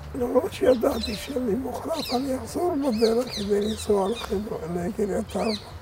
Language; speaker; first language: Hebrew; non-native, fluent; Polish